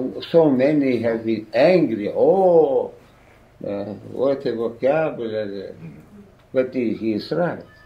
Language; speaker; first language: English; non-native, fluent; Lithuanian